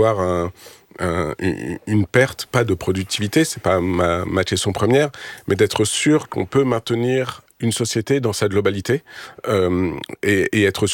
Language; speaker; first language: French; native; French